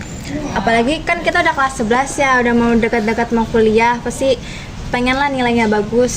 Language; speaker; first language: Indonesian; native; Indonesian